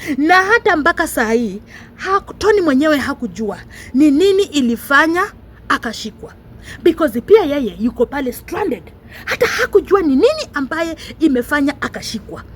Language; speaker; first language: Swahili; non-native, local second language; Luyia